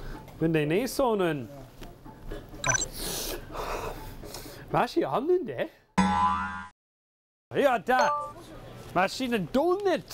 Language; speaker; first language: Korean; non-native, fluent; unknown